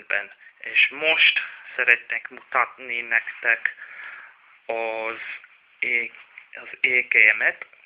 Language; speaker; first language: Hungarian; non-native, learner; Czech